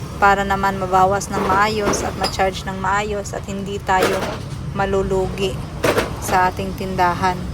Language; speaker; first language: Filipino; non-native, local second language; Cebuano